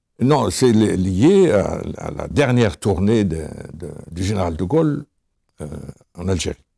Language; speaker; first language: French; non-native, local second language; Arabic